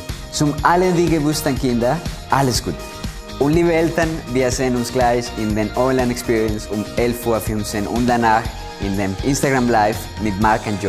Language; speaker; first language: German; non-native, fluent; Spanish